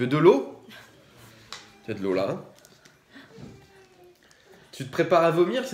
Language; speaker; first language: French; native; French